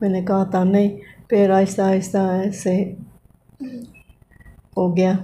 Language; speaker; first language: Hindi; non-native, learner; Bosnian